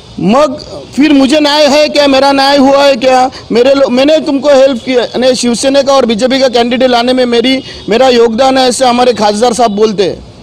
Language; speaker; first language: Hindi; non-native, local second language; Marathi